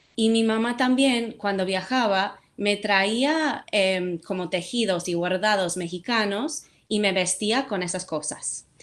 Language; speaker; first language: Spanish; non-native, fluent; English